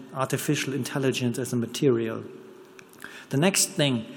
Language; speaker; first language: English; non-native, fluent; German